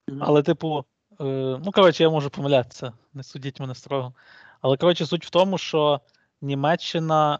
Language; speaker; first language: Ukrainian; native; Ukrainian